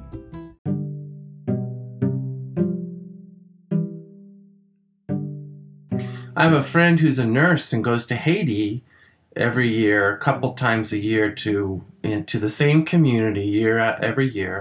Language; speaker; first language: English; early bilingual, other home language; French